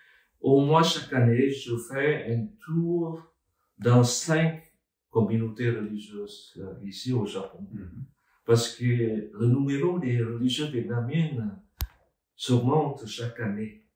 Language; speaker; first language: French; non-native, fluent; Vietnamese